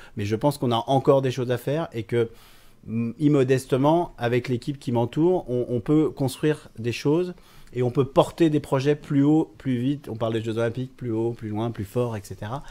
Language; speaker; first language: French; native; French